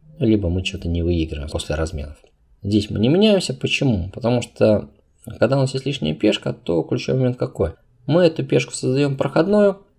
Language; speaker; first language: Russian; non-native, local second language; Uzbek